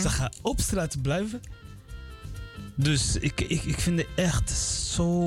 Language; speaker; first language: Dutch; non-native, learner; Swahili